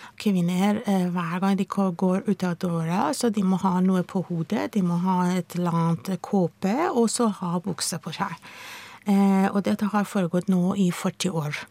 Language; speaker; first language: Norwegian; non-native, fluent; Persian